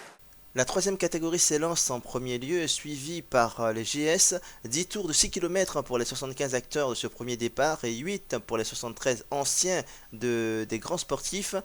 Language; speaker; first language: French; native; French